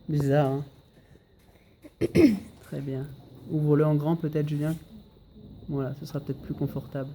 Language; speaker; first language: French; native; French